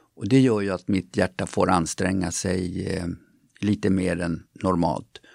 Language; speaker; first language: Swedish; non-native, fluent; German